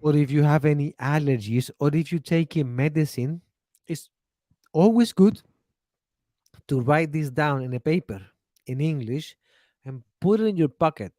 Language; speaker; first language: English; non-native, fluent; Spanish